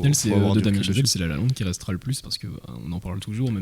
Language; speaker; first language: French; native; French